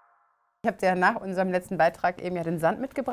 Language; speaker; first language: German; native; German